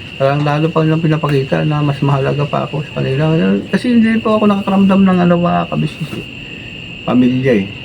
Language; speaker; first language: Filipino; non-native, local second language; Cebuano